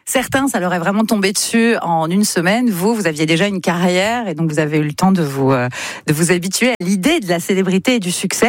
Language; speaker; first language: French; native; French